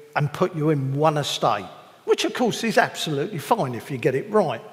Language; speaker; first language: English; native; English